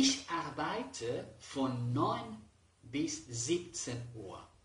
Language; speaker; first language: German; non-native, fluent; Spanish